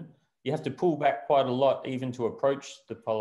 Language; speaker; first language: English; native; English